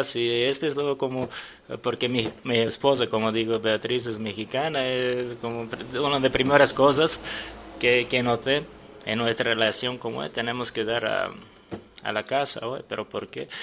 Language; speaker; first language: Spanish; non-native, fluent; Serbian